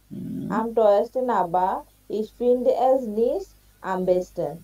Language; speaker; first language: German; non-native, learner; Bangla